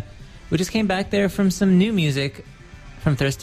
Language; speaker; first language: English; native; English